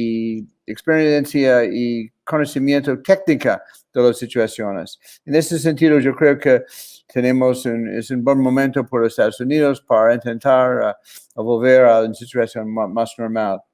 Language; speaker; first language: Spanish; non-native, fluent; English